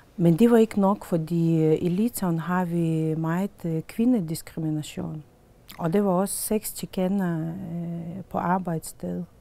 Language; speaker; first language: Danish; non-native, fluent; Lithuanian